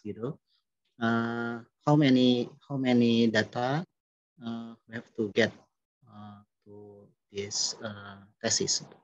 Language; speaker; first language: English; non-native, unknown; Indonesian